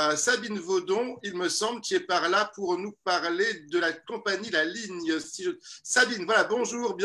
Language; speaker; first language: French; native; French